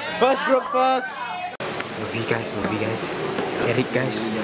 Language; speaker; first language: English; non-native, local second language; Malay